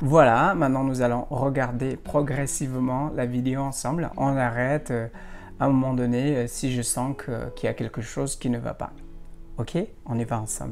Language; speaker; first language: French; non-native, fluent; Indonesian